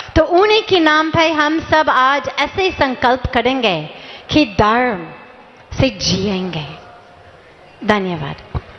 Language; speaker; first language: Hindi; non-native, fluent; English